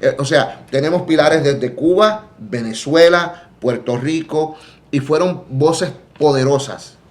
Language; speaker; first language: Spanish; native; Spanish